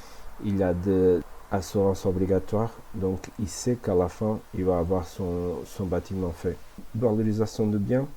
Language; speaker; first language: French; non-native, fluent; Portuguese